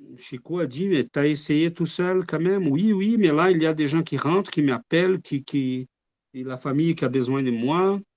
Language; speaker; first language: French; non-native, fluent; Portuguese